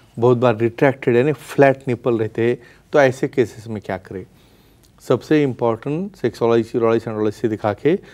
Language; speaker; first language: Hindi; non-native, local second language; Marathi